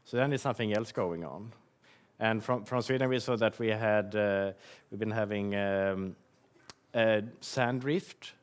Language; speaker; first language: English; non-native, fluent; Swedish